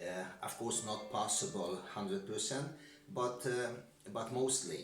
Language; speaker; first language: English; non-native, learner; Hungarian